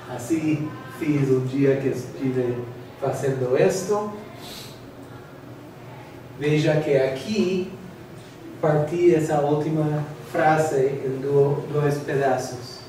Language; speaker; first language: Portuguese; non-native, learner; English